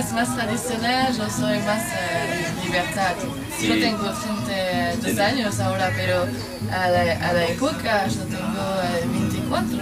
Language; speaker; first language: Spanish; non-native, learner; French